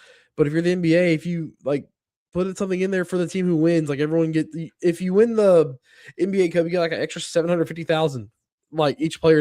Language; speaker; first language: English; native; English